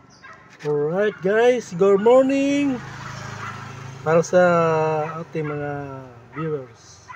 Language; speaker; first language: Filipino; native; Filipino